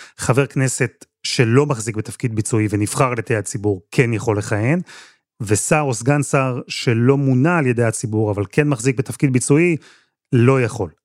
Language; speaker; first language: Hebrew; native; Hebrew